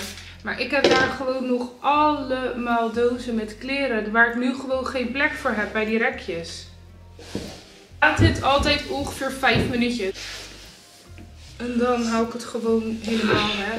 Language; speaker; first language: Dutch; native; Dutch